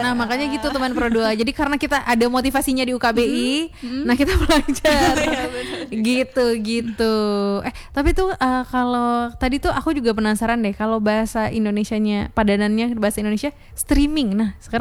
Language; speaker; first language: Indonesian; non-native, local second language; Minangkabau